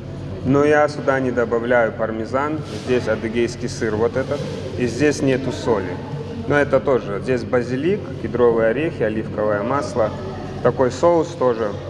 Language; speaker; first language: Russian; non-native, local second language; Adyghe